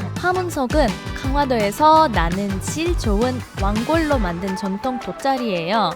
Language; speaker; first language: Korean; early bilingual, heritage; Korean